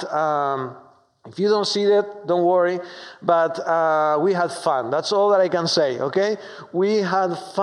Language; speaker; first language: English; non-native, fluent; Spanish